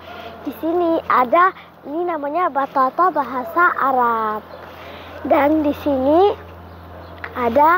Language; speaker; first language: Indonesian; early bilingual, heritage; Indonesian